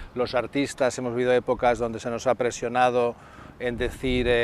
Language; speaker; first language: Spanish; native; Spanish